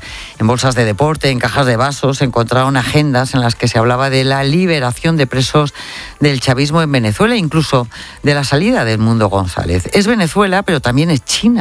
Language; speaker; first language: Spanish; native; Spanish